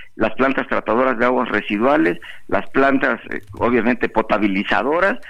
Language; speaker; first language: Spanish; native; Spanish